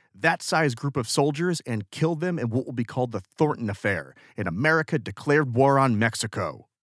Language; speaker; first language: English; native; English